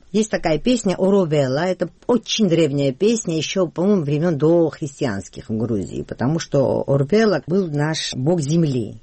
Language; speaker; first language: Russian; non-native, local second language; Georgian